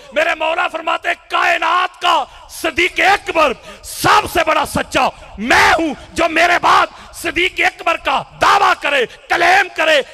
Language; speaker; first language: Urdu; non-native, local second language; Punjabi